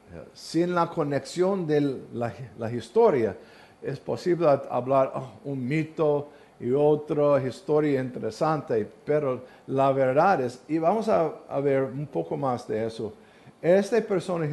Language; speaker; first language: Spanish; non-native, learner; English